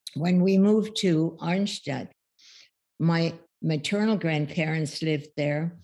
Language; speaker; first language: English; early bilingual, other home language; German